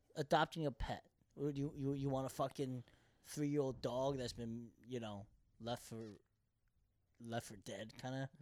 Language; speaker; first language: English; early bilingual, other home language; Korean